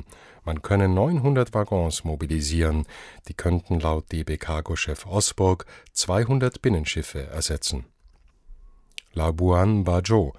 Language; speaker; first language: German; native; German